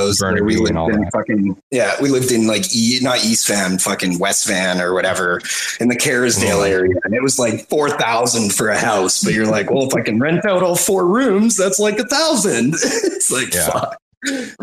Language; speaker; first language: English; native; English